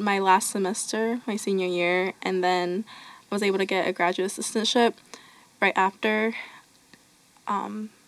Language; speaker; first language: English; native; English